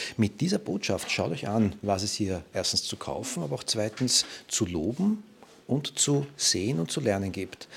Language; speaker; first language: German; native; German